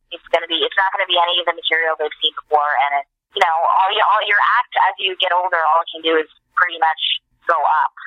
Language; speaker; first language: English; native; English